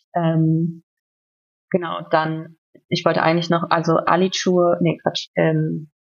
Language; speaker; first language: German; native; German